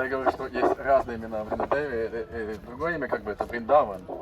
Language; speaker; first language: Russian; native; Russian